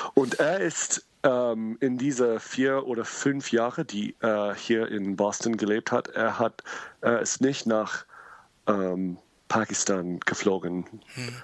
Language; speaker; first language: German; non-native, learner; English